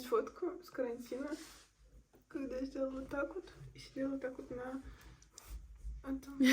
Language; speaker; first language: Russian; native; Russian